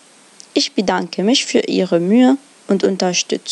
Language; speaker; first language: German; non-native, fluent; Arabic